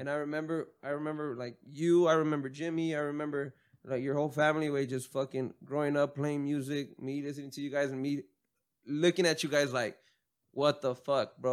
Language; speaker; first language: English; early bilingual, other home language; Spanish